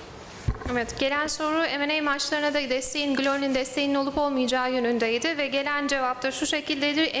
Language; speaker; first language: Turkish; native; Turkish